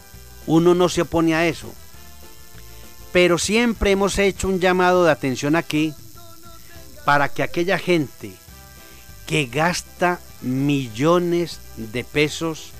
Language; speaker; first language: Spanish; native; Spanish